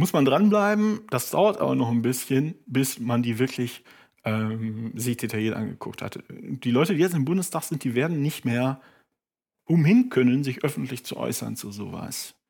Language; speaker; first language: German; native; German